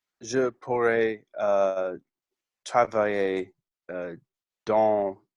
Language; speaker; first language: French; non-native, learner; English